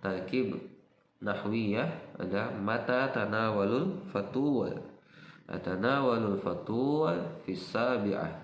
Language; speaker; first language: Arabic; non-native, fluent; Indonesian